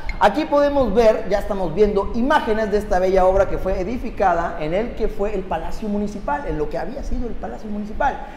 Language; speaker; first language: Spanish; native; Spanish